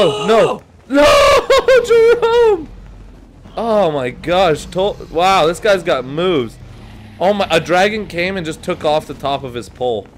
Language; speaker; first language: English; native; English